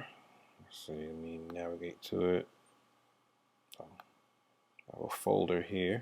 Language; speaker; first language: English; native; English